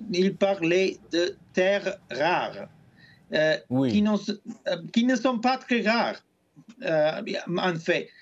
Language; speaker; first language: French; non-native, fluent; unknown